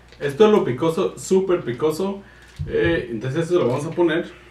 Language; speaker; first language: Spanish; native; Spanish